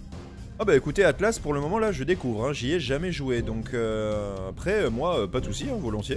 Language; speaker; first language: French; native; French